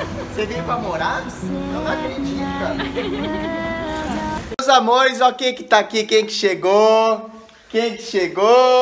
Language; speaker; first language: Portuguese; native; Portuguese